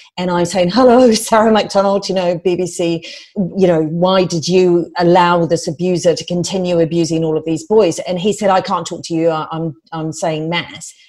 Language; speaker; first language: English; native; English